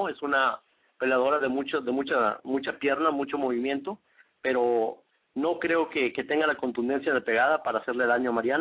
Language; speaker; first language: Spanish; native; Spanish